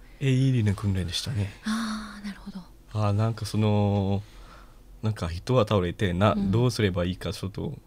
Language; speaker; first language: Japanese; non-native, learner; Malay